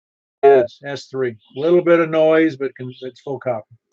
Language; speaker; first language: English; native; English